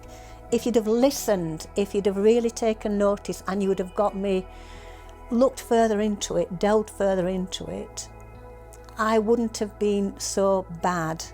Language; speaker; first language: English; native; English